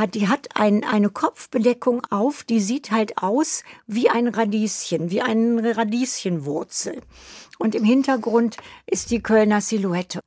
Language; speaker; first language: German; native; German